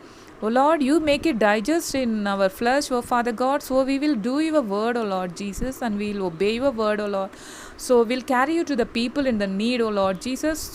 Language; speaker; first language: English; non-native, local second language; Tamil